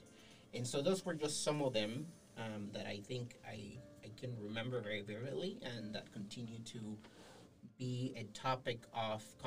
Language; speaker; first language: English; non-native, fluent; Spanish